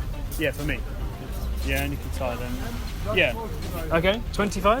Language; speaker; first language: English; native; English